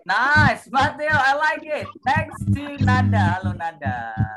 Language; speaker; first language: English; non-native, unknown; Indonesian